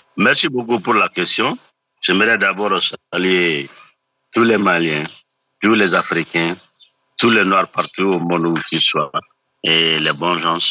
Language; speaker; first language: French; non-native, local second language; Bambara